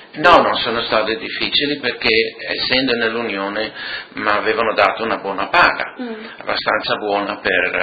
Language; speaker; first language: Italian; non-native, local second language; Friulian